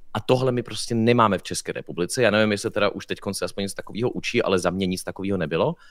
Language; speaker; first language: Czech; early bilingual, other home language; Russian